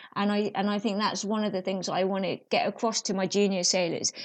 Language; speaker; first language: English; native; English